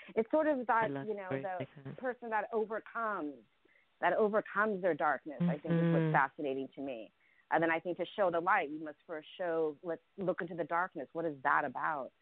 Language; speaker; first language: English; early bilingual, other home language; Russian